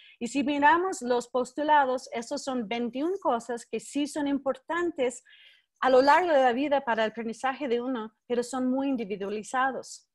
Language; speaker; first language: Spanish; non-native, fluent; English